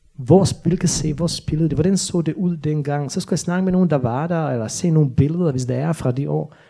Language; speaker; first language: Danish; non-native, fluent; Bosnian